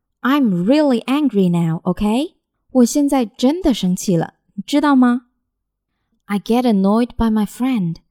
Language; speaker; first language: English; non-native, fluent; Chinese